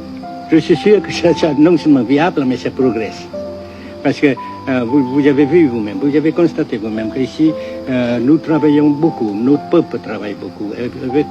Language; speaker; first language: French; non-native, local second language; Vietnamese